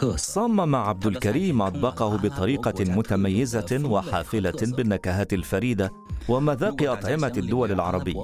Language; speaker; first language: Arabic; native; Arabic